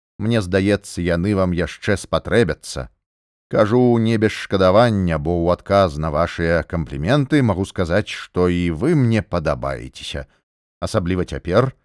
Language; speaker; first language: Belarusian; native; Belarusian